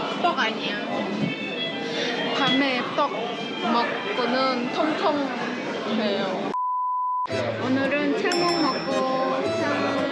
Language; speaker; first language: Korean; non-native, learner; Vietnamese